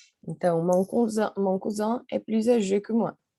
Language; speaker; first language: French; non-native, learner; Portuguese